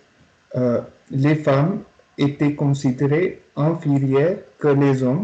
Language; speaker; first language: French; non-native, learner; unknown